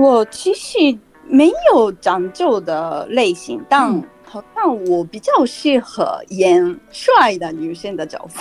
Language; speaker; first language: Chinese; non-native, fluent; Japanese